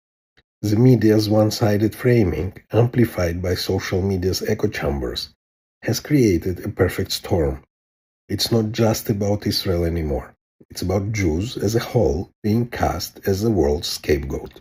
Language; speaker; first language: English; non-native, fluent; Hebrew